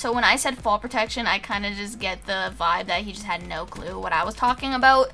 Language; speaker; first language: English; native; English